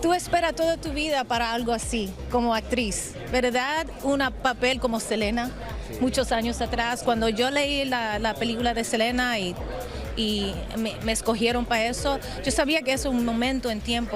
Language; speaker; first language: Spanish; early bilingual, other home language; English